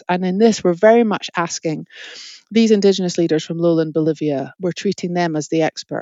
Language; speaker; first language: English; native; English